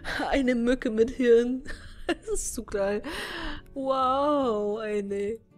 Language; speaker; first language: German; native; German